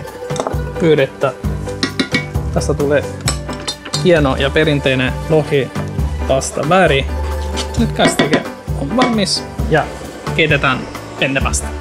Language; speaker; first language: Finnish; non-native, fluent; Italian